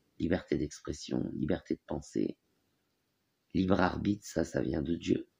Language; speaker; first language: French; native; French